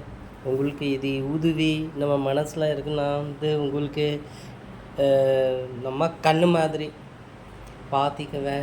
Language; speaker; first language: Tamil; non-native, local second language; Urdu